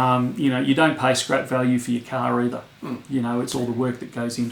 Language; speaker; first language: English; native; English